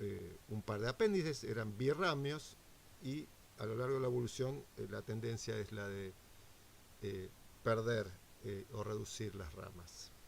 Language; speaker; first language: Spanish; native; Spanish